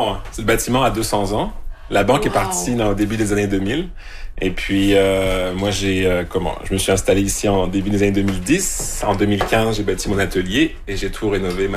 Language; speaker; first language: French; native; French